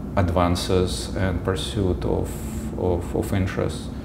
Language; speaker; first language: English; non-native, fluent; Russian